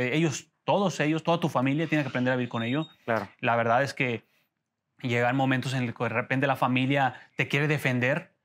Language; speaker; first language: Spanish; native; Spanish